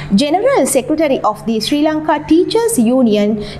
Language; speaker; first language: English; non-native, local second language; Sinhala